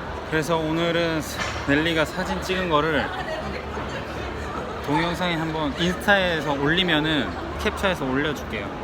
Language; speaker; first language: Korean; native; Korean